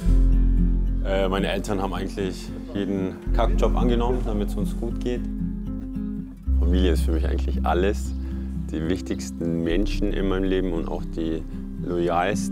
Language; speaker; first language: German; early bilingual, other home language; Polish